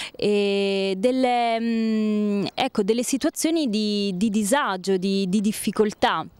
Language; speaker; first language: Italian; native; Italian